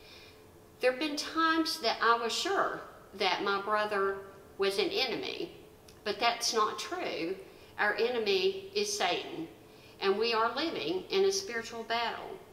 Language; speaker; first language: English; native; English